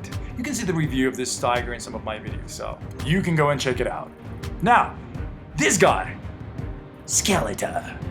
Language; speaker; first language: English; non-native, fluent; Spanish